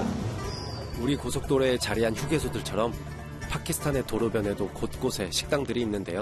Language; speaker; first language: Korean; native; Korean